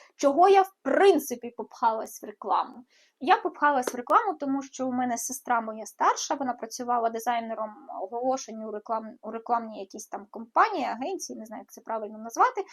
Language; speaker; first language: Ukrainian; non-native, local second language; Russian